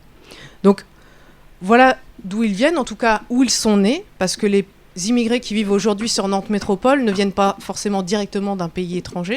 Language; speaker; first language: French; native; French